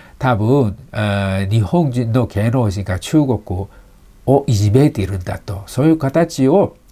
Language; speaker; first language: Japanese; non-native, fluent; Chinese